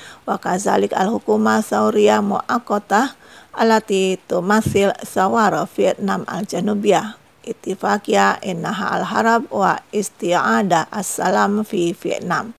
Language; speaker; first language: Arabic; non-native, fluent; Indonesian